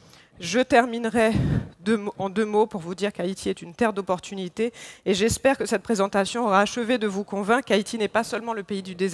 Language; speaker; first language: French; non-native, local second language; Haitian Creole